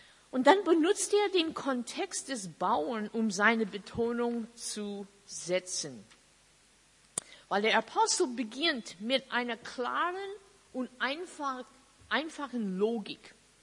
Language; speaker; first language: German; non-native, fluent; English